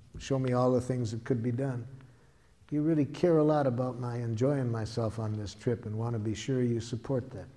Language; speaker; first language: English; native; English